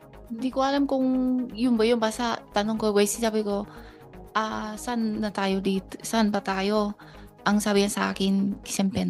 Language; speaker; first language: Filipino; non-native, learner; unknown